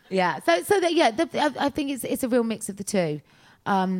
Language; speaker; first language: English; native; English